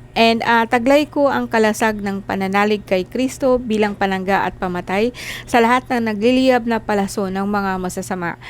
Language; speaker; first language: Filipino; non-native, local second language; Cebuano